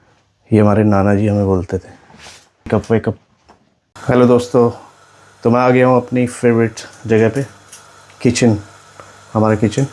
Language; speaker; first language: Hindi; native; Hindi